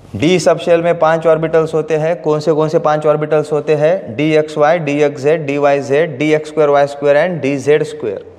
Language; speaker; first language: Hindi; non-native, local second language; Marathi